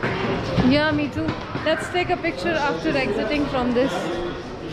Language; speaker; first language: English; non-native, local second language; Urdu